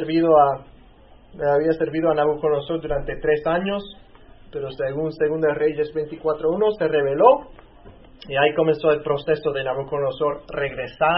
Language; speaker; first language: Spanish; native; Spanish